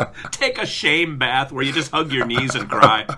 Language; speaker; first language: English; native; English